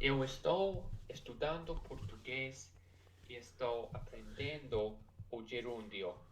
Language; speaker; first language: Portuguese; non-native, learner; English